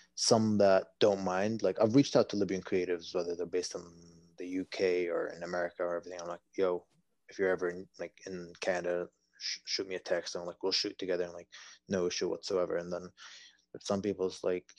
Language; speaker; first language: English; non-native, fluent; Arabic